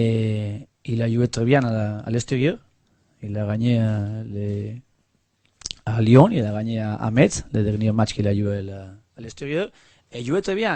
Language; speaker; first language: French; non-native, learner; Spanish